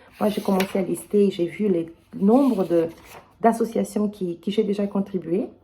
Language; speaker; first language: French; non-native, fluent; Portuguese